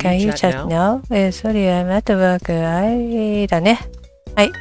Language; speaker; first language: English; non-native, learner; Japanese